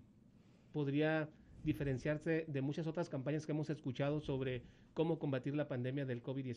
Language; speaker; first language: Spanish; native; Spanish